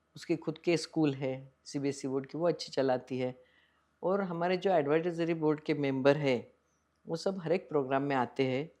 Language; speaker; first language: Hindi; non-native, local second language; Marathi